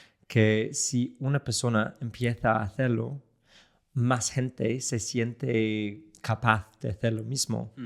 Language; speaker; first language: Spanish; non-native, fluent; English